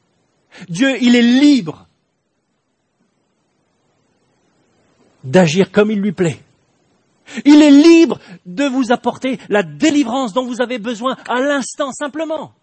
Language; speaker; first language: French; native; French